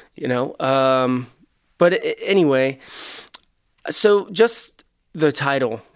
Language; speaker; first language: English; native; English